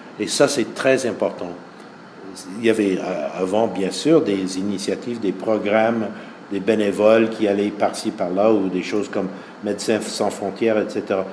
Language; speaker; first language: French; non-native, fluent; English